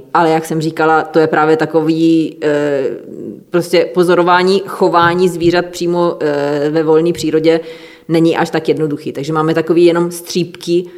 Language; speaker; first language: Czech; non-native, fluent; Italian